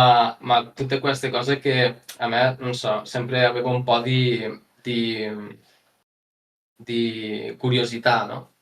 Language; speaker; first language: Italian; non-native, learner; Spanish